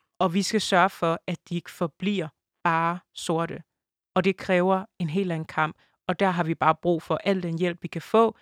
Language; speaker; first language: Danish; early bilingual, other home language; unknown